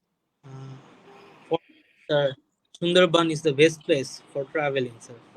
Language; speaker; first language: English; non-native, learner; Bangla